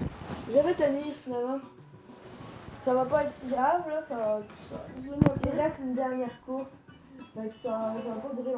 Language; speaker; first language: French; native; French